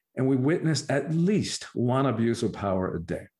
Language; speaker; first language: English; early bilingual, other home language; Spanish